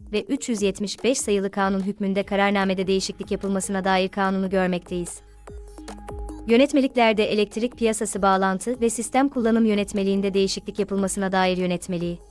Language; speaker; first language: Turkish; native; Turkish